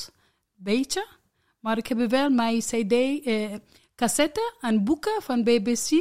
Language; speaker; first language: Dutch; non-native, learner; Arabic